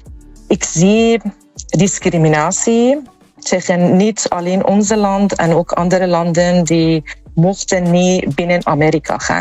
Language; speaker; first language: Dutch; non-native, fluent; Persian